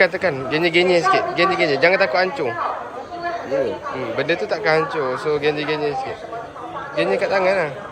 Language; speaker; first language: Malay; native; Malay